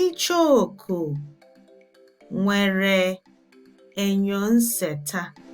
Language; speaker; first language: Igbo; early bilingual, heritage; Igbo